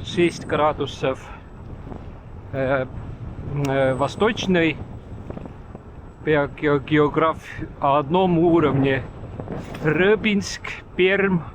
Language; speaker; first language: Russian; non-native, local second language; Estonian